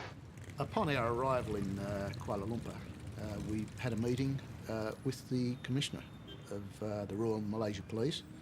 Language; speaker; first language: English; native; English